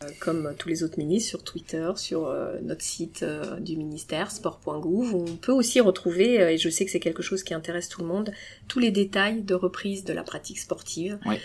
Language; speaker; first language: French; early bilingual, other home language; Romanian